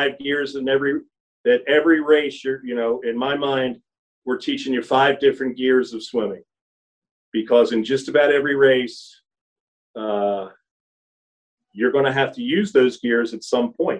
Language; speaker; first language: English; native; English